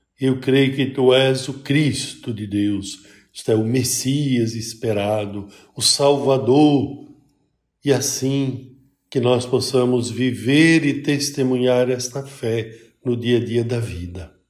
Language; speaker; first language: Portuguese; native; Portuguese